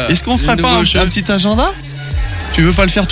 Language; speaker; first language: French; native; French